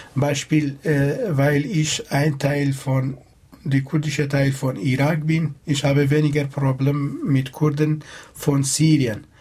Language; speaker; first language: German; non-native, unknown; Kurdish